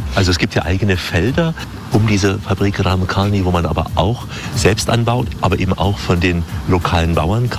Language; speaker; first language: German; native; German